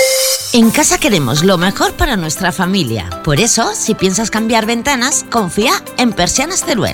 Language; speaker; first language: Spanish; native; Spanish